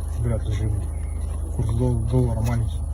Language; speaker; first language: Russian; native; Russian